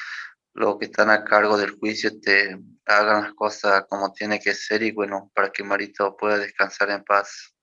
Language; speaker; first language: Spanish; native; Spanish